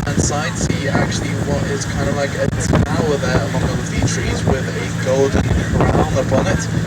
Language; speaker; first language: English; non-native, fluent; Swedish